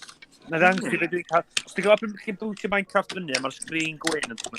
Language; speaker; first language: Welsh; native; Welsh